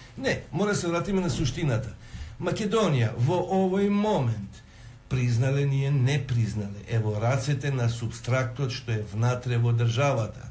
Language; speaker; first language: Macedonian; non-native, local second language; Albanian